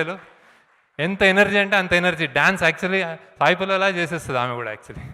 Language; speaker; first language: Telugu; native; Telugu